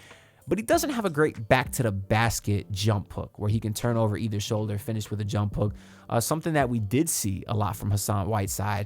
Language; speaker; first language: English; native; English